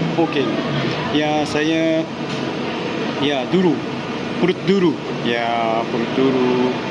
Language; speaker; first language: Malay; non-native, learner; Japanese